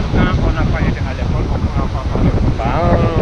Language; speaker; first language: French; non-native, local second language; Wolof